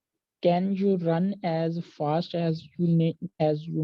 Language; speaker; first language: English; non-native, learner; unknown